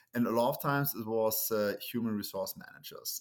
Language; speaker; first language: English; non-native, fluent; German